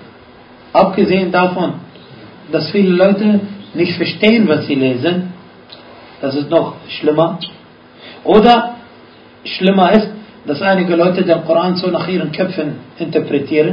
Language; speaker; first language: German; non-native, fluent; Arabic